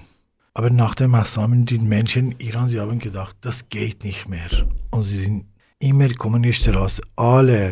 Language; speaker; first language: German; non-native, learner; Persian